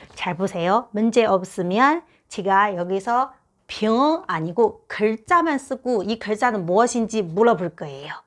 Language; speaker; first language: Korean; non-native, fluent; Chinese